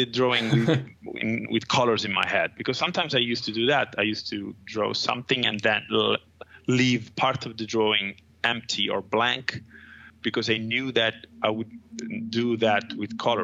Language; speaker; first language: English; non-native, fluent; Italian